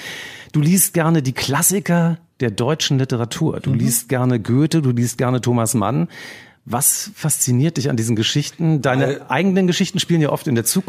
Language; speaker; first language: German; native; German